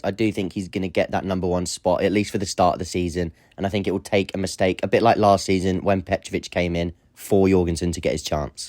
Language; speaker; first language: English; native; English